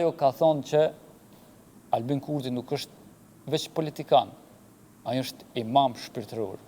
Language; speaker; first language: Albanian; native; Albanian